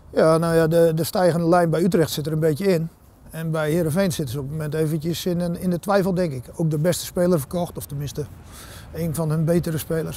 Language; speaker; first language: Dutch; native; Dutch